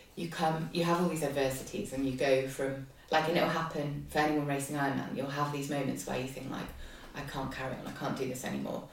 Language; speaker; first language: English; native; English